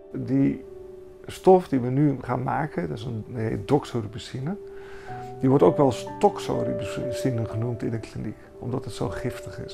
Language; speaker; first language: Dutch; native; Dutch